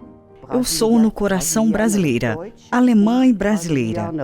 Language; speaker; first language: Portuguese; non-native, fluent; German